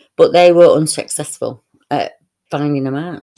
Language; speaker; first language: English; native; English